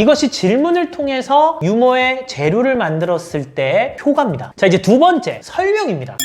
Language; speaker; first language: Korean; native; Korean